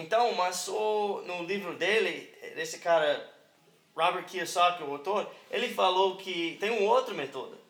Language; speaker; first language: Portuguese; non-native, learner; English